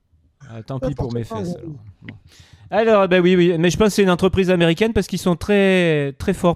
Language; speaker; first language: French; native; French